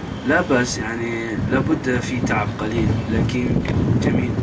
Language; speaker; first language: Arabic; non-native, learner; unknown